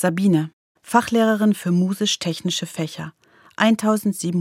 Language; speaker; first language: German; native; German